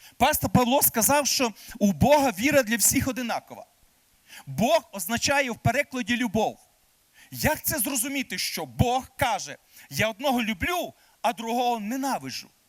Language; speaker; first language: Ukrainian; native; Ukrainian